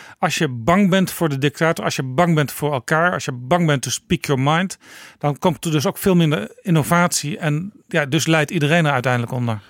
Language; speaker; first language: Dutch; native; Dutch